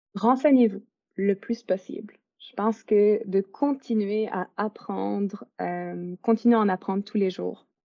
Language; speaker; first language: French; native; French